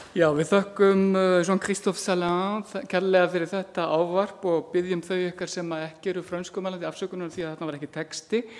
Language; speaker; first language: Icelandic; native; Icelandic